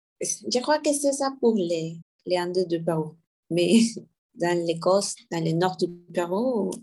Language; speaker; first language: French; non-native, learner; Spanish